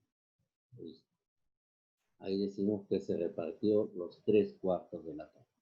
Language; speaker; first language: Spanish; native; Spanish